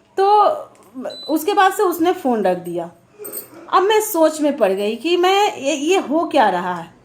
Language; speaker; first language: Hindi; native; Hindi